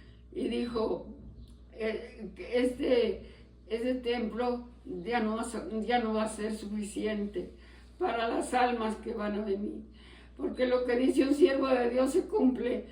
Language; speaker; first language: Spanish; native; Spanish